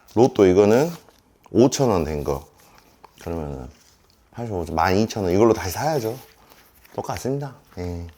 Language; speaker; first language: Korean; native; Korean